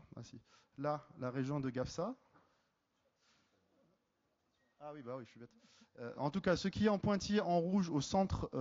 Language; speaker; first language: French; native; French